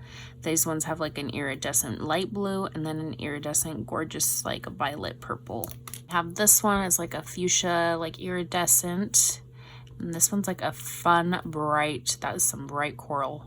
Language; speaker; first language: English; native; English